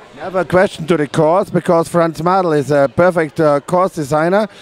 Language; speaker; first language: English; non-native, fluent; German